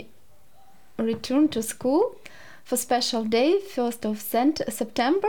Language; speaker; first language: English; non-native, learner; Ukrainian